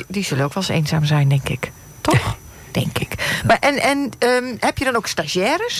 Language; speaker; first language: Dutch; native; Dutch